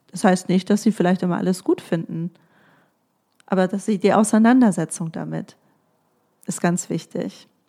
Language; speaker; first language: German; native; German